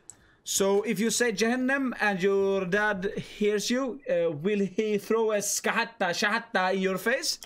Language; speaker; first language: English; non-native, fluent; Swedish